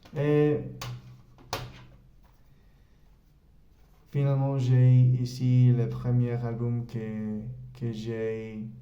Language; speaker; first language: French; non-native, learner; Spanish